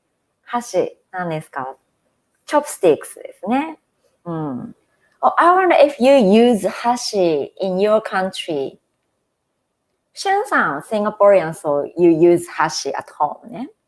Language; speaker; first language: English; non-native, fluent; Japanese